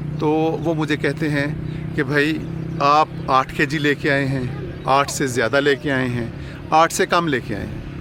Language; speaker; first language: Urdu; non-native, local second language; Punjabi